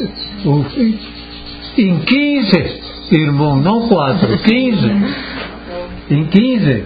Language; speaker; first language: Portuguese; non-native, local second language; Italian